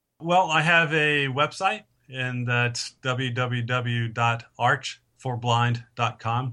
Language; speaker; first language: English; native; English